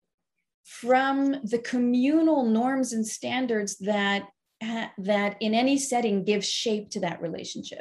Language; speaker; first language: English; native; English